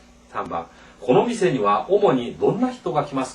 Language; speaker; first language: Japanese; non-native, fluent; Korean